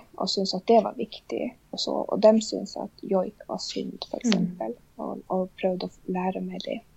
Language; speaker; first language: Swedish; non-native, fluent; Northern Sami